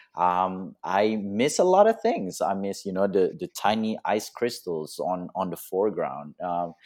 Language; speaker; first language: English; non-native, fluent; Indonesian